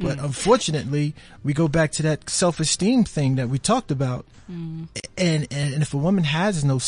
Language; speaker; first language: English; native; English